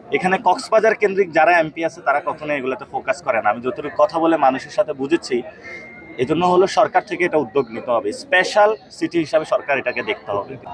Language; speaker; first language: Bangla; native; Bangla